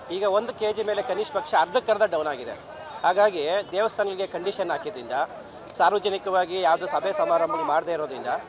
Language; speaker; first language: Kannada; native; Kannada